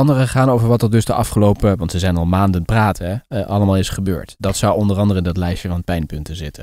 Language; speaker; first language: Dutch; native; Dutch